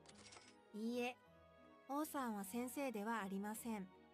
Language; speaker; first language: Japanese; non-native, learner; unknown